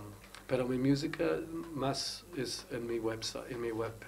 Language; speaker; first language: Spanish; non-native, learner; English